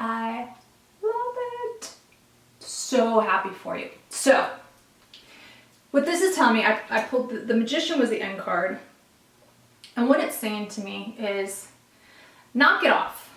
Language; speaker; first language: English; native; English